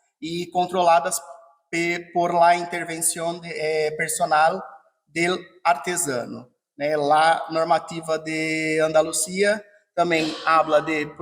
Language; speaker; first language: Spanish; non-native, fluent; Portuguese